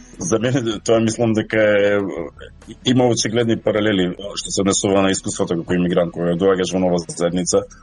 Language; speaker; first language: Macedonian; native; Macedonian